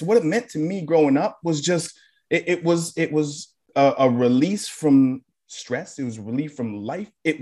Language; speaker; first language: English; native; English